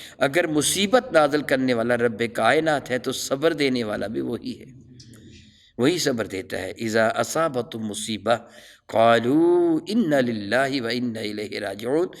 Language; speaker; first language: Urdu; non-native, local second language; Punjabi